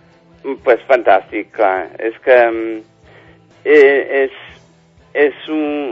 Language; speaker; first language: Catalan; non-native, fluent; English